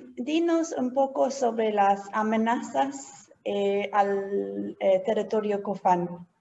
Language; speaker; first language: Spanish; non-native, fluent; English